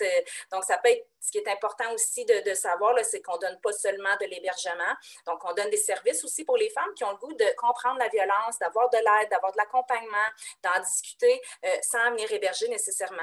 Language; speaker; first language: French; native; French